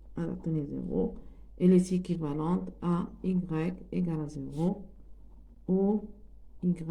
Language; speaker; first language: French; non-native, local second language; Arabic